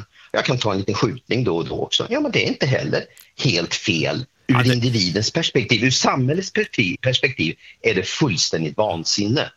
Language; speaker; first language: Swedish; native; Swedish